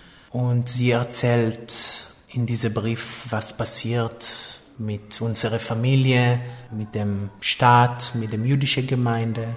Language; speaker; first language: German; non-native, fluent; Hebrew